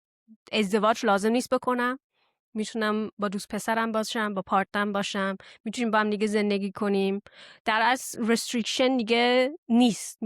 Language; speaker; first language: Persian; early bilingual, heritage; Persian